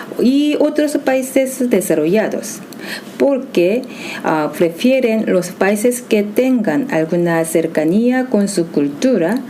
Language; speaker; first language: Spanish; non-native, fluent; Korean